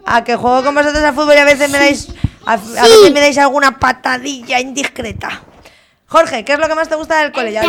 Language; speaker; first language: Spanish; native; Spanish